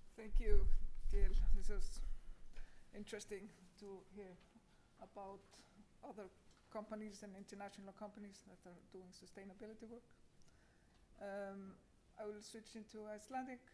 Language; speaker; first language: English; non-native, fluent; Icelandic